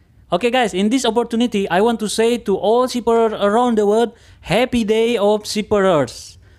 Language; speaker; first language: English; non-native, learner; Indonesian